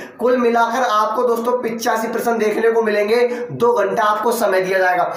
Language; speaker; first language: Hindi; native; Hindi